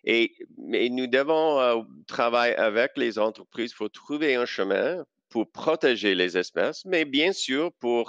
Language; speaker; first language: French; non-native, local second language; English